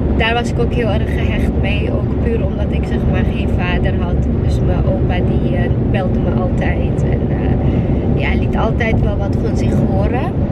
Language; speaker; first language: Dutch; non-native, fluent; Chechen